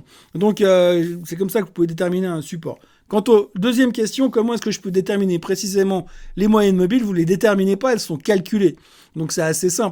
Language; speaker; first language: French; native; French